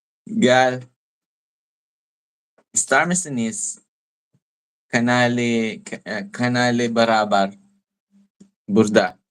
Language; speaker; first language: Turkish; non-native, learner; Filipino